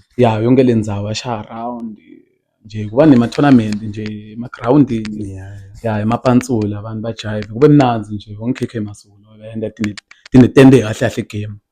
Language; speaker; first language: Zulu; non-native, local second language; Swati